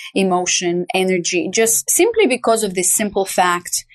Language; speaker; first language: English; non-native, fluent; Romanian